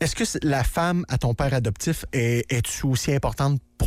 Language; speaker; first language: French; native; French